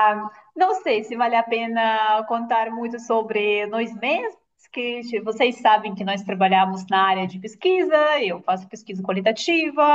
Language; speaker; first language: Portuguese; non-native, fluent; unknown